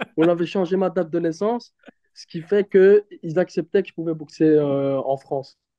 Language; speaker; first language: French; early bilingual, other home language; Turkish